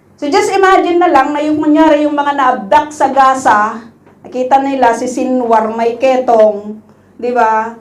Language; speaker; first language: Filipino; non-native, local second language; Iloko